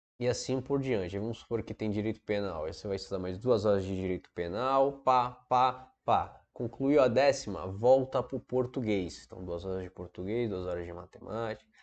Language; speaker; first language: Portuguese; native; Portuguese